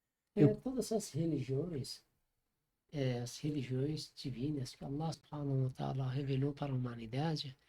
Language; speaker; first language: Portuguese; non-native, learner; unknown